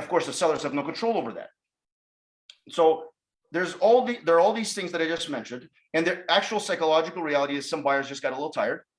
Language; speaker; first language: English; native; English